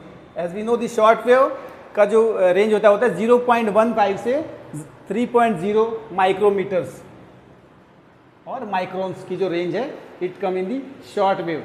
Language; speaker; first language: Hindi; native; Hindi